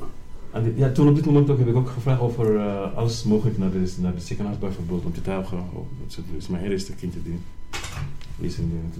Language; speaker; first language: Dutch; non-native, learner; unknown